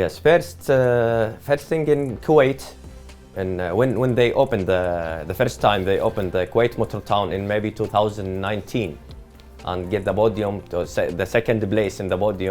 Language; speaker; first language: English; non-native, learner; Arabic